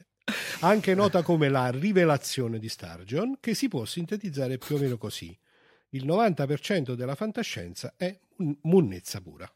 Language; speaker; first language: Italian; native; Italian